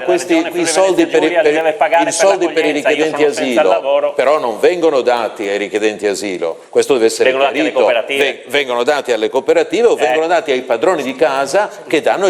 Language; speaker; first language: Italian; native; Italian